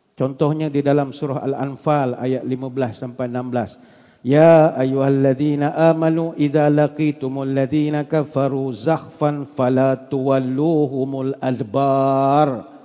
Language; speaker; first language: Malay; native; Malay